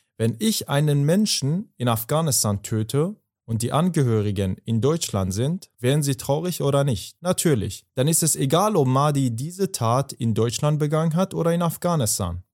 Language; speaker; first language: German; non-native, fluent; Persian